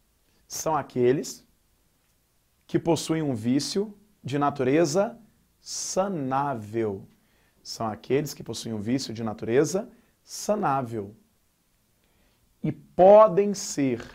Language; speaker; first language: Portuguese; native; Portuguese